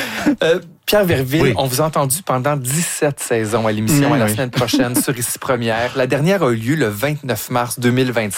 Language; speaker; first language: French; native; French